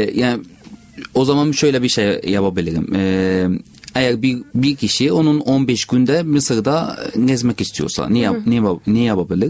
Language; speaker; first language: Turkish; non-native, learner; Arabic